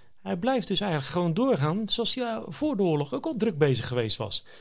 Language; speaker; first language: Dutch; native; Dutch